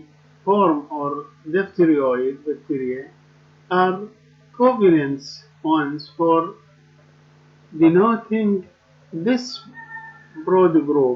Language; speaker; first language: English; non-native, learner; Arabic